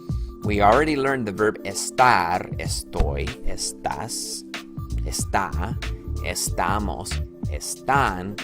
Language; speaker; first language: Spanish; non-native, fluent; English